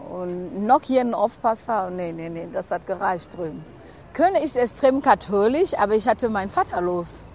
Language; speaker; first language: German; non-native, fluent; French